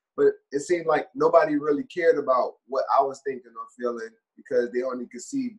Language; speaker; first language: English; native; English